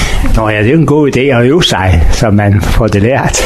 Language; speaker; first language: Danish; native; Danish